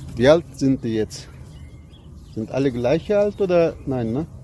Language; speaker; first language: German; non-native, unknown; Turkish